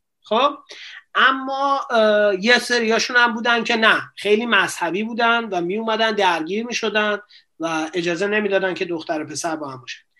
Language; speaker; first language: Persian; native; Persian